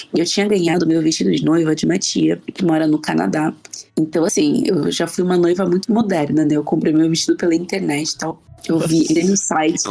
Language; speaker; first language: Portuguese; native; Portuguese